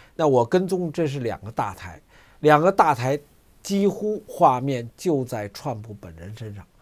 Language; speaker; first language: Chinese; native; Chinese